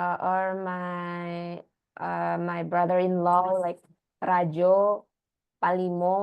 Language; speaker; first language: English; non-native, learner; Indonesian